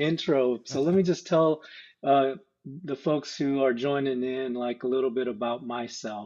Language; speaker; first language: English; early bilingual, other home language; Korean